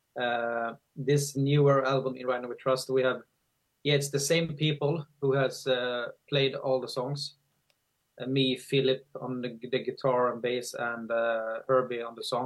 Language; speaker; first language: English; non-native, fluent; Swedish